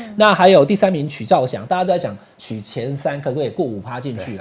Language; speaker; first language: Chinese; native; Chinese